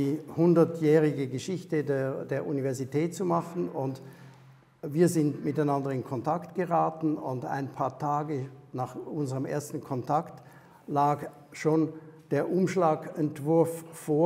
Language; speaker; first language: German; native; German